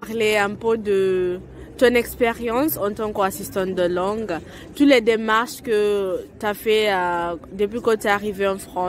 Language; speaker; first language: French; non-native, fluent; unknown